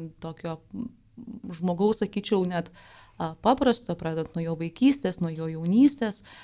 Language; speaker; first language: Lithuanian; native; Lithuanian